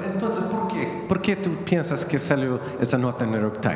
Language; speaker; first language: Spanish; non-native, learner; Swedish